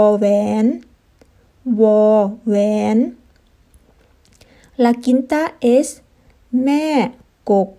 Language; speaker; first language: Spanish; non-native, fluent; Thai